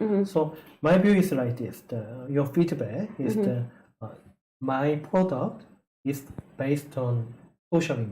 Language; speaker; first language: English; non-native, learner; Korean